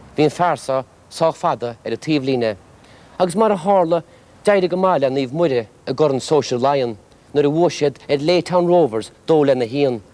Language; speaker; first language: Irish; native; Irish